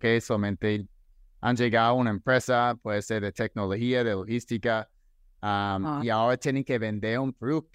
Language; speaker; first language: Spanish; non-native, fluent; English